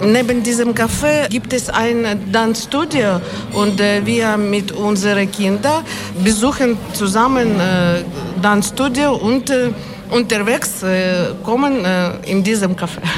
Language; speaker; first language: German; non-native, learner; Ukrainian